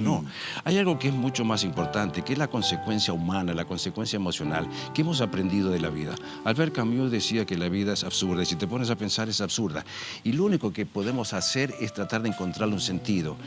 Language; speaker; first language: Spanish; native; Spanish